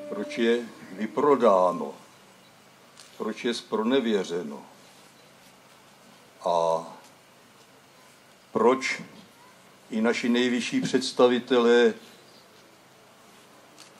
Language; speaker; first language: Czech; native; Czech